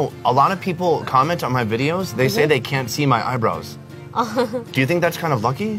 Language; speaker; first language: English; native; English